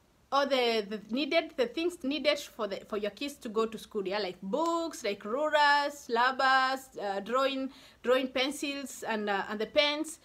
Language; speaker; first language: English; non-native, local second language; Kikuyu